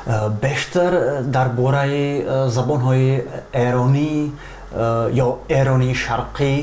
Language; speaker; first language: Persian; non-native, fluent; Czech